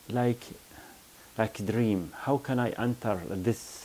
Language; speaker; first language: English; non-native, learner; Arabic